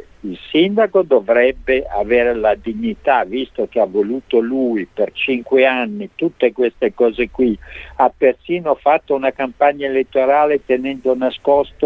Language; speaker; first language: Italian; native; Italian